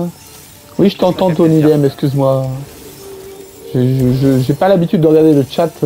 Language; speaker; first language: French; native; French